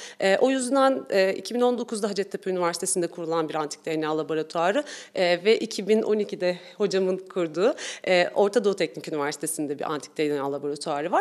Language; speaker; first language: Turkish; native; Turkish